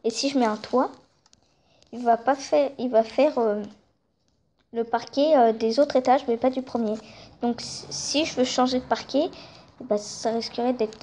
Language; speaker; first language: French; native; French